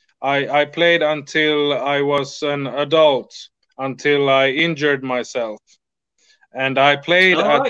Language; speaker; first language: English; non-native, fluent; Swedish